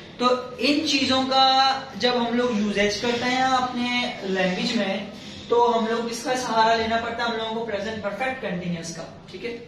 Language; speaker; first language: Hindi; native; Hindi